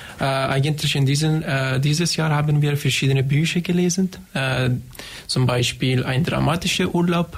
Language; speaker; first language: German; non-native, learner; Persian